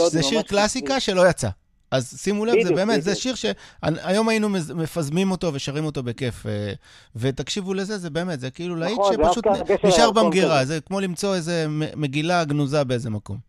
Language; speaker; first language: Hebrew; native; Hebrew